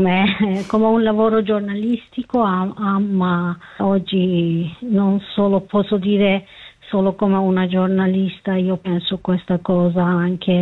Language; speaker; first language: Italian; non-native, fluent; Kurdish